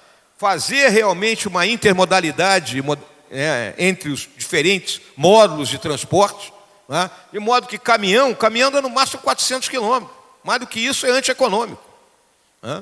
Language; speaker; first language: Portuguese; native; Portuguese